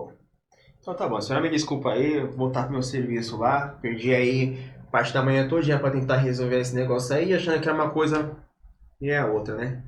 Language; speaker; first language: Portuguese; native; Portuguese